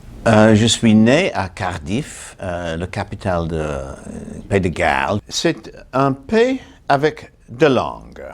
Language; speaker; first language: French; non-native, fluent; English